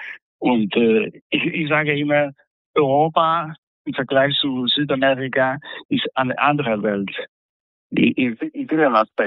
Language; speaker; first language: German; non-native, fluent; Spanish